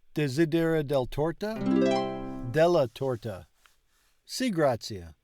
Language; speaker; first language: Italian; non-native, learner; English